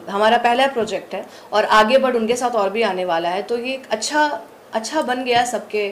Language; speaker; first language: Hindi; native; Hindi